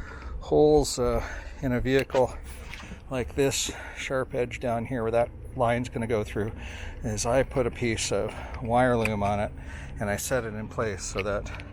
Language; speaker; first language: English; native; English